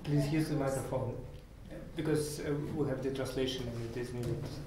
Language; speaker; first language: English; non-native, fluent; Russian